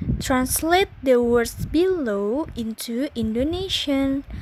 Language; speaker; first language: English; non-native, fluent; Indonesian